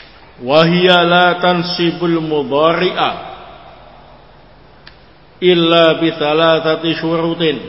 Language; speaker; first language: Arabic; non-native, learner; Indonesian